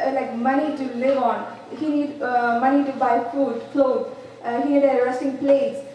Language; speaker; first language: English; non-native, local second language; Malayalam